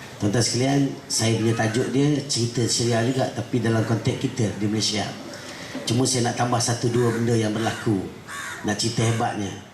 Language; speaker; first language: Malay; native; Malay